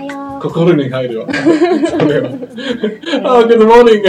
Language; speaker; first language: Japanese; non-native, learner; English